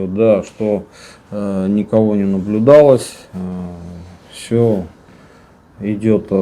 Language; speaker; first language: Russian; native; Russian